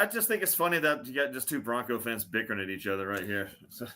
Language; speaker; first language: English; native; English